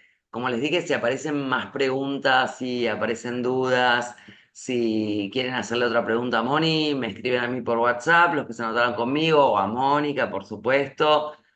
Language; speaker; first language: Spanish; native; Spanish